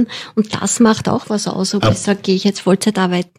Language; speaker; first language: German; native; German